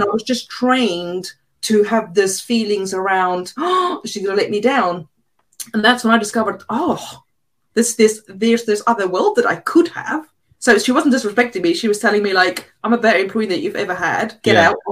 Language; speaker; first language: English; non-native, local second language; Afrikaans